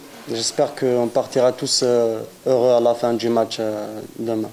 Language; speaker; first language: French; native; French